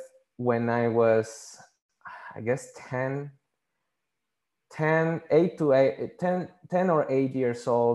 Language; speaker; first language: English; non-native, fluent; Spanish